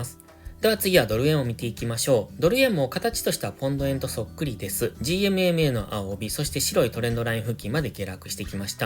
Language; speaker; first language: Japanese; native; Japanese